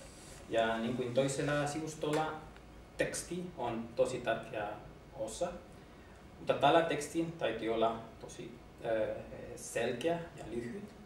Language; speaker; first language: Finnish; non-native, learner; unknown